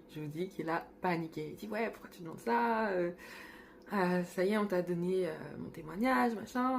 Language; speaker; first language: French; native; French